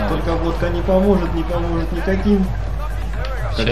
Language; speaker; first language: Russian; native; Russian